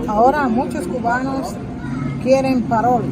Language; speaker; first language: Spanish; native; Spanish